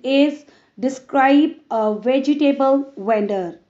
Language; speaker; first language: English; non-native, local second language; Punjabi